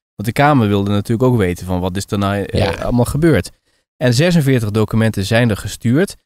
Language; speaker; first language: Dutch; native; Dutch